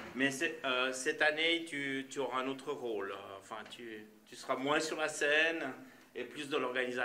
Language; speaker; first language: French; native; French